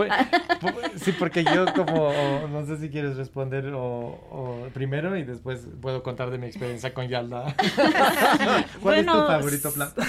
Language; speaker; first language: Spanish; early bilingual, heritage; Spanish